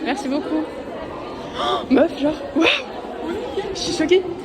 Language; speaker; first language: French; native; French